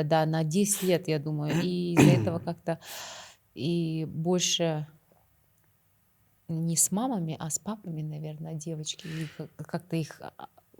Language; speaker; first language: Russian; non-native, local second language; Kazakh